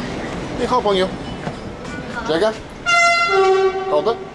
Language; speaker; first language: Chinese; non-native, learner; English